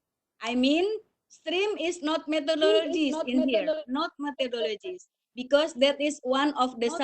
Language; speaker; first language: English; non-native, learner; Indonesian